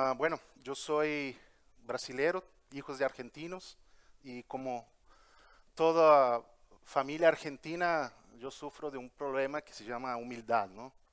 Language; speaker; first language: Spanish; early bilingual, heritage; Portuguese